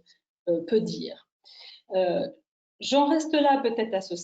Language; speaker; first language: French; native; French